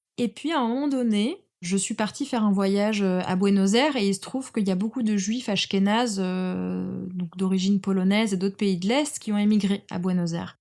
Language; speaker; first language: French; native; French